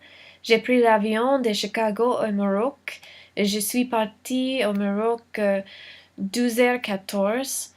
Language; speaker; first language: French; non-native, learner; English